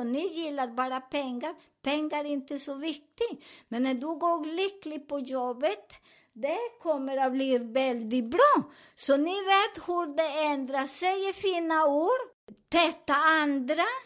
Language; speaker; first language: Swedish; non-native, fluent; Spanish